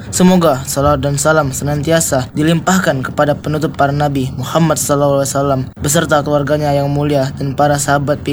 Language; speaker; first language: Indonesian; native; Indonesian